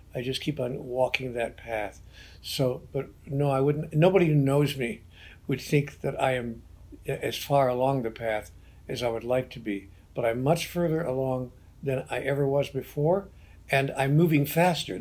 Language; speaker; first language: English; native; English